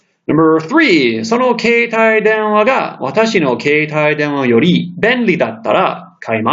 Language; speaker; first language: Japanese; non-native, fluent; English